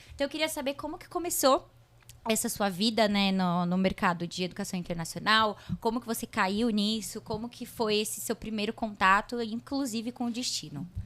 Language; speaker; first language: Portuguese; native; Portuguese